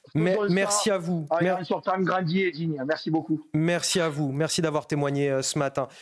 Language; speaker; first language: French; native; French